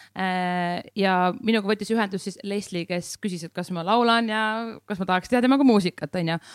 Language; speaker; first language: Estonian; native; Estonian